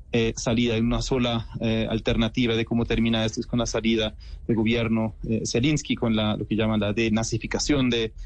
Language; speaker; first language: Spanish; non-native, fluent; German